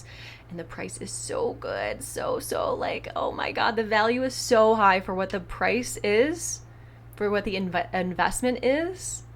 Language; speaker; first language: English; native; English